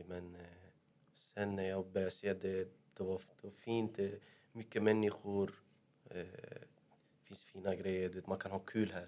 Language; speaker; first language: Swedish; early bilingual, other home language; Arabic